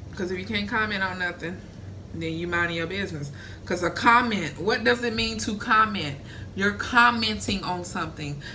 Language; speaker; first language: English; native; English